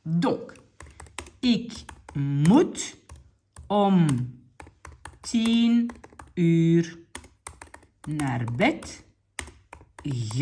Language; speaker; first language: Dutch; non-native, local second language; French